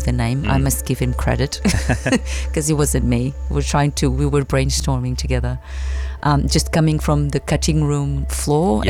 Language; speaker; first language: English; non-native, fluent; Portuguese